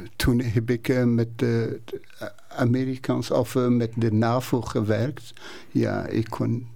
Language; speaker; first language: Dutch; non-native, learner; Persian